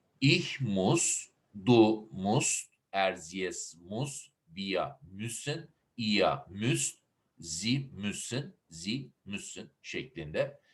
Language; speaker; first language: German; non-native, fluent; Turkish